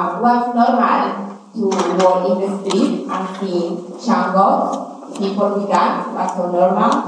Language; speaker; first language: English; non-native, learner; Spanish